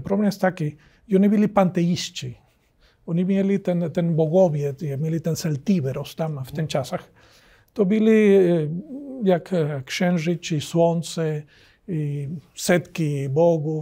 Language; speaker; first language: Polish; non-native, learner; Spanish